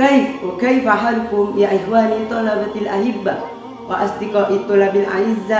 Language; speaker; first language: Arabic; non-native, learner; Indonesian